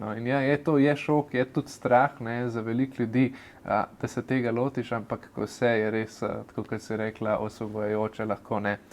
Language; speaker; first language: Slovenian; native; Slovenian